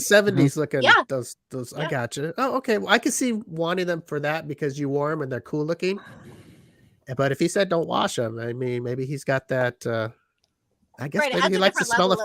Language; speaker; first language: English; native; English